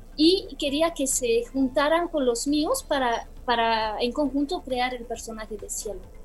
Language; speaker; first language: Spanish; non-native, fluent; Romanian